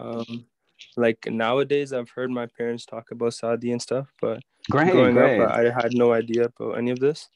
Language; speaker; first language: English; native; English